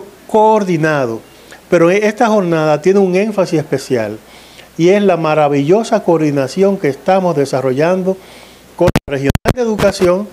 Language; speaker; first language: Spanish; native; Spanish